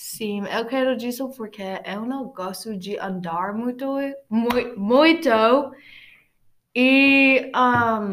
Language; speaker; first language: Portuguese; non-native, learner; English